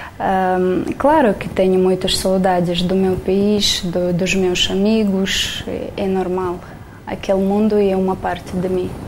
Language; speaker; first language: Portuguese; non-native, learner; Romanian